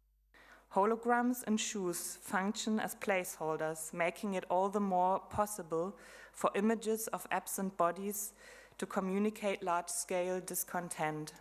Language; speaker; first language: English; non-native, fluent; German